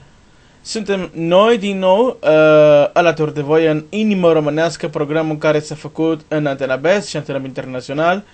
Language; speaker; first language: Romanian; non-native, learner; Portuguese